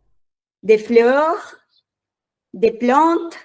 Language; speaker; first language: French; non-native, learner; Portuguese